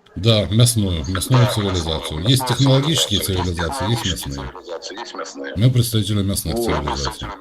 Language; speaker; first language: Russian; native; Russian